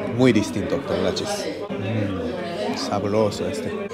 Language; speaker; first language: Spanish; non-native, learner; Japanese